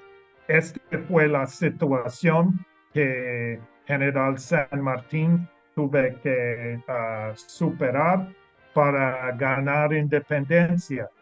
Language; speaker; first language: Spanish; non-native, learner; English